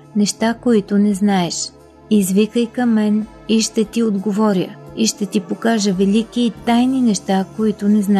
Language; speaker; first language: Bulgarian; native; Bulgarian